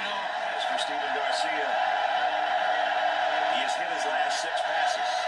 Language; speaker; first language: English; native; English